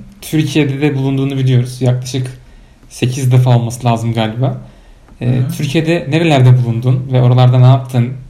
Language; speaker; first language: Turkish; native; Turkish